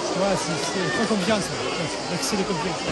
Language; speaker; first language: French; native; French